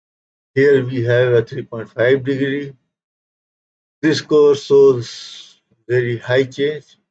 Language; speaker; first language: English; non-native, local second language; Hindi